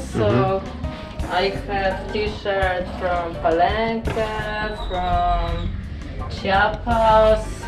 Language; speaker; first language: English; non-native, learner; Polish